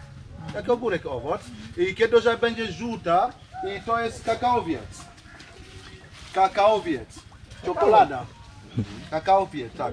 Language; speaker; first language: Polish; non-native, learner; Swahili